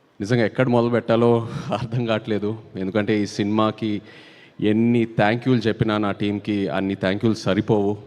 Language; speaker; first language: Telugu; native; Telugu